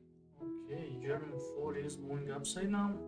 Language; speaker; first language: English; non-native, fluent; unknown